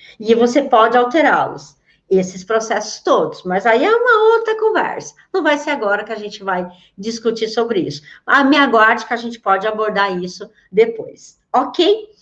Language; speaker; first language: Portuguese; native; Portuguese